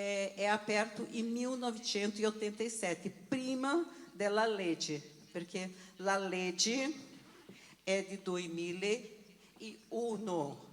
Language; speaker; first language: Italian; non-native, learner; Portuguese